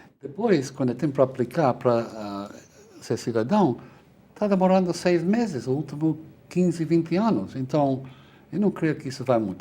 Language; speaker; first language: Portuguese; non-native, fluent; Spanish